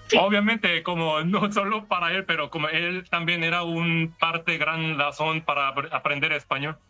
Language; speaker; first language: Spanish; non-native, learner; Korean